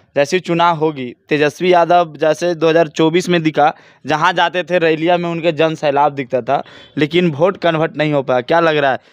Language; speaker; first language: Hindi; native; Hindi